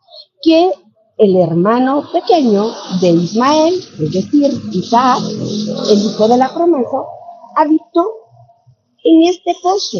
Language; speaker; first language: Spanish; native; Spanish